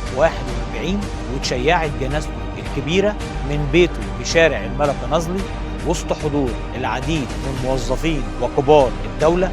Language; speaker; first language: Arabic; native; Arabic